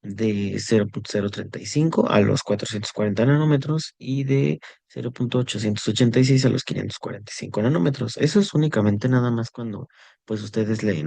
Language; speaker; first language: Spanish; native; Spanish